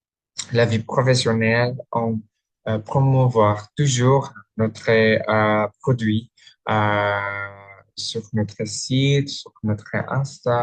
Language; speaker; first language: French; non-native, learner; Indonesian